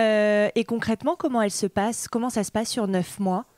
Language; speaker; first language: French; native; French